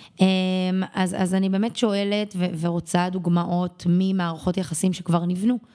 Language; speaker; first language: Hebrew; native; Hebrew